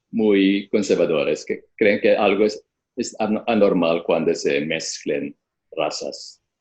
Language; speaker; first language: Spanish; non-native, fluent; Filipino